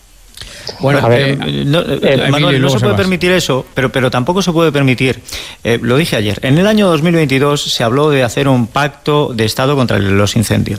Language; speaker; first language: Spanish; native; Spanish